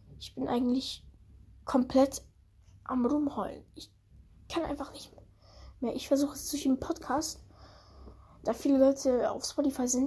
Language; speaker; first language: German; early bilingual, other home language; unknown